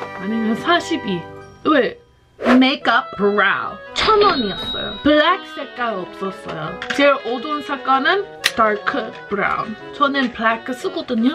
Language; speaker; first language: Korean; non-native, learner; English